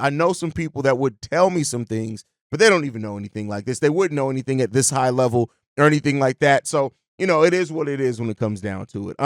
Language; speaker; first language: English; native; English